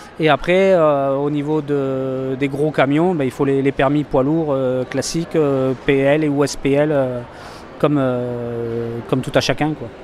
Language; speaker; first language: French; native; French